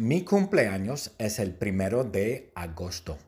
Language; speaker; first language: Spanish; non-native, fluent; English